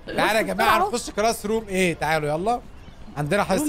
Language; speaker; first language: Arabic; native; Arabic